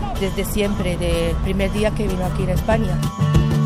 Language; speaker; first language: Spanish; non-native, learner; Arabic